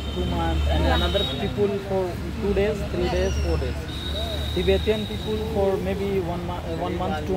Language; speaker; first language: English; non-native, learner; Hindi